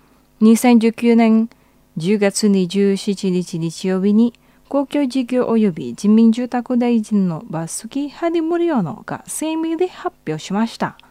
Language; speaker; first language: Japanese; non-native, fluent; Indonesian